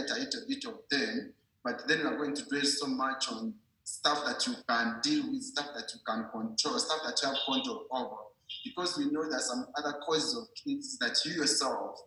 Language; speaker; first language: English; non-native, local second language; Ganda